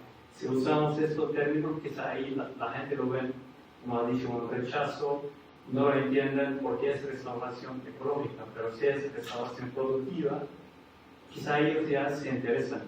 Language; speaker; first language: Spanish; non-native, fluent; Arabic